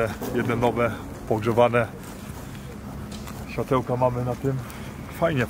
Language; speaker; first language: Polish; early bilingual, heritage; Polish